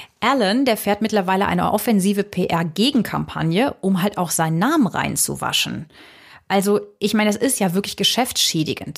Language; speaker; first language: German; native; German